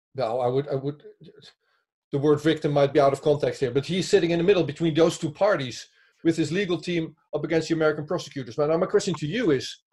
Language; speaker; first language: English; non-native, fluent; Dutch